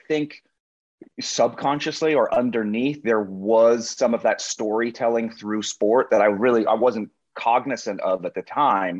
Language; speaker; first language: English; native; English